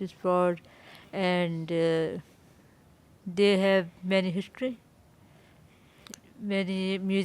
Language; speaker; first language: English; non-native, learner; Urdu